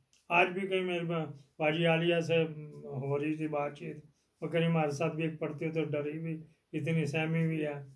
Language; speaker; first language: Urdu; non-native, local second language; Punjabi